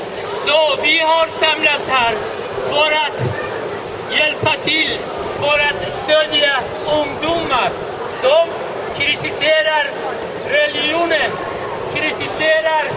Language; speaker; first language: Swedish; non-native, fluent; Persian